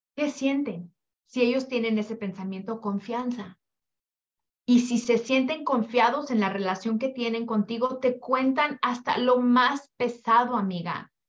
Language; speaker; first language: Spanish; early bilingual, heritage; Spanish